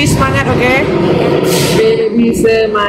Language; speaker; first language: Indonesian; native; Indonesian